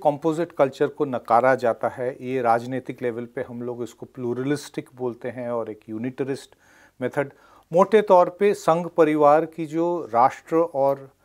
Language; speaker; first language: Hindi; non-native, local second language; Bangla